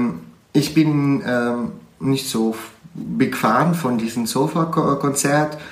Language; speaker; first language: German; non-native, learner; Arabic